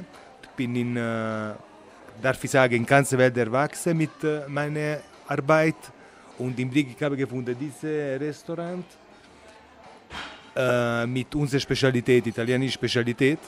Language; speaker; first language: German; non-native, learner; Italian